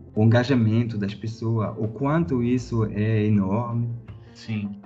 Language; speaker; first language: Portuguese; non-native, fluent; French